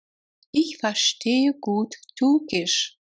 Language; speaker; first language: German; non-native, fluent; Russian